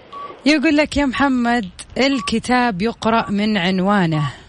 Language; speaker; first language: Arabic; native; Arabic